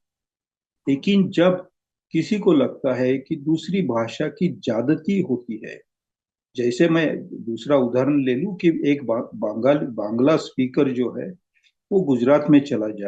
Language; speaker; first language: Hindi; non-native, local second language; Marathi